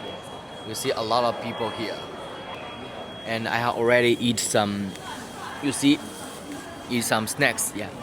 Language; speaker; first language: English; non-native, learner; Chinese